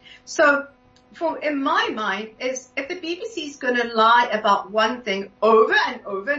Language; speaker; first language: English; native; English